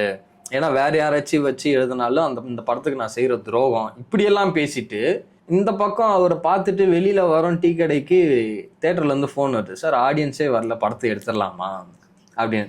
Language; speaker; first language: Tamil; native; Tamil